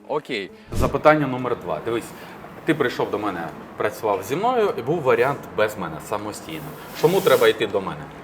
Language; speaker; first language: Ukrainian; native; Ukrainian